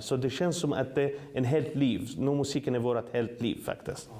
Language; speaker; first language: Swedish; non-native, learner; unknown